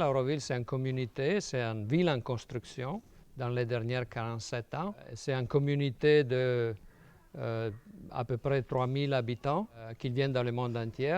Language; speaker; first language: French; non-native, fluent; Italian